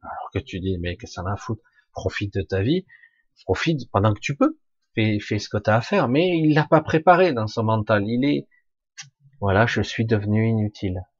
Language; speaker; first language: French; native; French